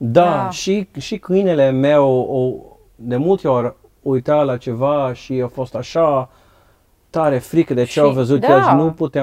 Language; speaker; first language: Romanian; non-native, learner; Dutch